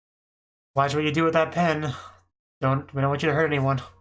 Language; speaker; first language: English; native; English